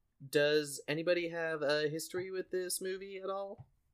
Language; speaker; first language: English; native; English